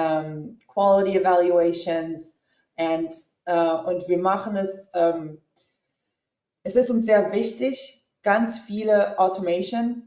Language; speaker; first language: German; early bilingual, heritage; English